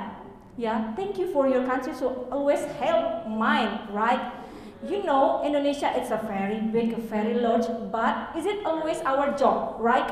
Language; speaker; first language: English; non-native, learner; Indonesian